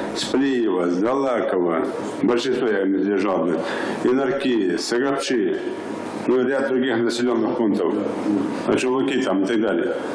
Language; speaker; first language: Russian; non-native, local second language; Ingush